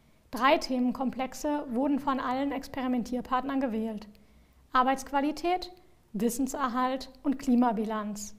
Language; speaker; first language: German; native; German